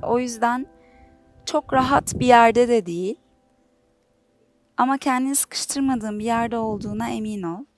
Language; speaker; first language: Turkish; native; Turkish